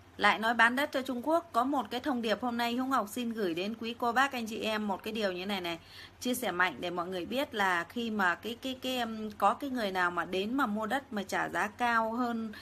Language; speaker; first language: Vietnamese; native; Vietnamese